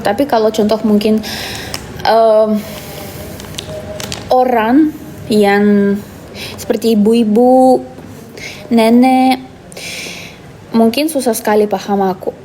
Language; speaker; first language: Indonesian; non-native, fluent; Russian